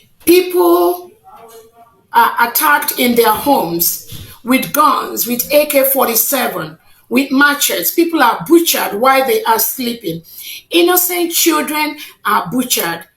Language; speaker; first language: English; non-native, local second language; Igbo